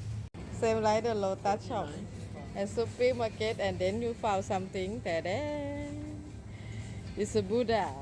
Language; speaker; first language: English; non-native, learner; Thai